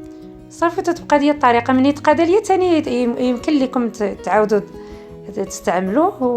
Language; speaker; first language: Arabic; native; Arabic